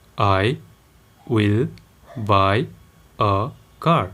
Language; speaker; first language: English; non-native, local second language; Nepali